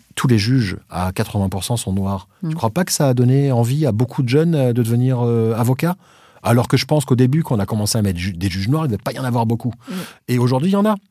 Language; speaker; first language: French; native; French